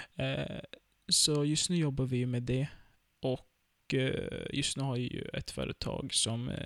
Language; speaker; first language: Swedish; early bilingual, other home language; Turkish